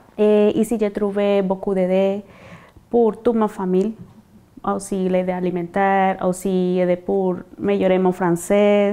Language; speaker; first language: French; non-native, learner; Spanish